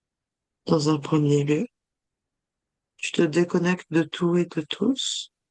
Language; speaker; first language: French; native; French